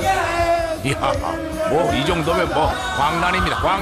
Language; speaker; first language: Korean; native; Korean